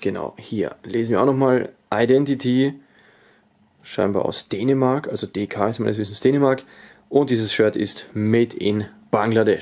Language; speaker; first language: German; native; German